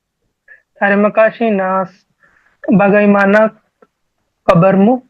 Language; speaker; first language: Indonesian; non-native, learner; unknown